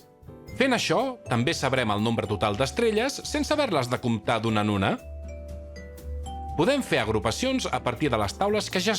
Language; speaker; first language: Catalan; native; Catalan